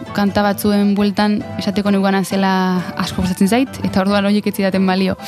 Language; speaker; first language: Basque; native; Basque